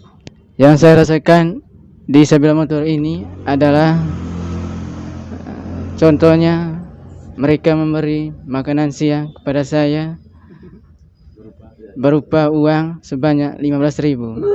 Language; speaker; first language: Indonesian; non-native, local second language; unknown